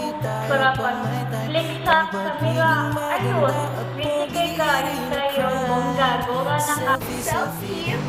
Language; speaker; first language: Filipino; non-native, local second language; Cebuano